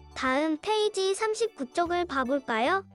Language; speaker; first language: Korean; native; Korean